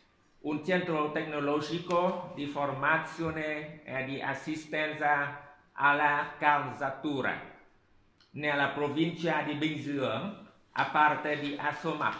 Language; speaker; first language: Italian; non-native, learner; Vietnamese